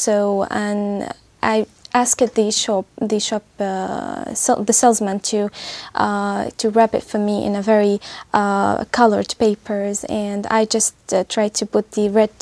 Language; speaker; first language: English; non-native, fluent; Arabic